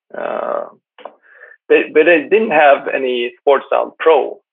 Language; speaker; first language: English; non-native, fluent; Swedish